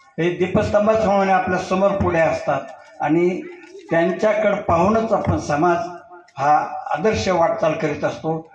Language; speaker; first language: Marathi; native; Marathi